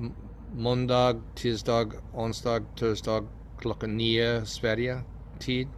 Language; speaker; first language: Swedish; non-native, learner; English